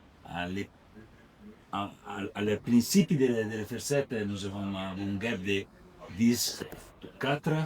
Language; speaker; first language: French; non-native, learner; Italian